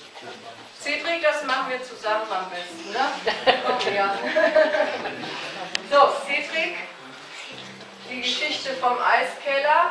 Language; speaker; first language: German; native; German